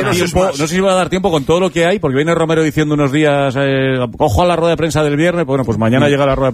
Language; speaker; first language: Spanish; native; Spanish